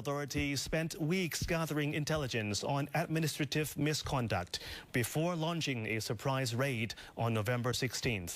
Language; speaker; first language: English; non-native, fluent; Thai